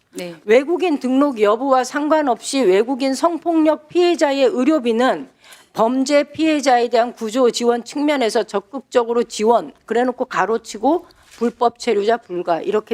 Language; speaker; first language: Korean; native; Korean